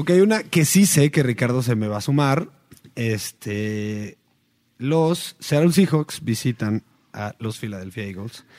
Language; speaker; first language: Spanish; native; Spanish